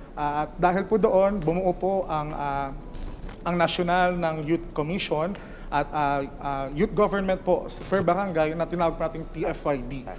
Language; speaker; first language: Filipino; native; Filipino